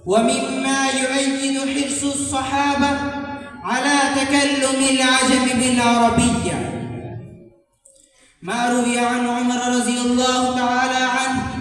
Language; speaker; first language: Arabic; non-native, learner; Urdu